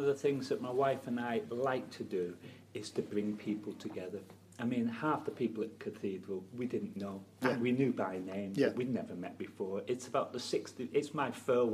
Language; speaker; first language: English; native; English